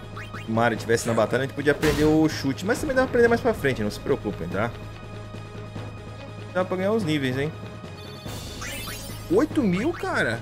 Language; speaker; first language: Portuguese; native; Portuguese